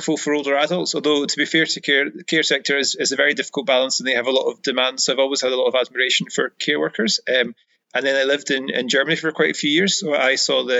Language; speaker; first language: English; native; English